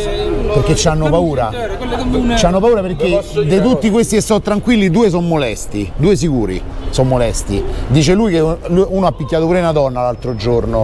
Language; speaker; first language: Italian; native; Italian